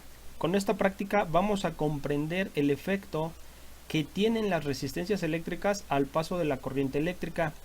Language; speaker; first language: Spanish; native; Spanish